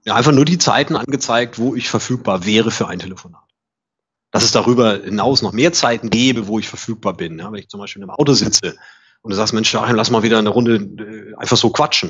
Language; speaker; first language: German; native; German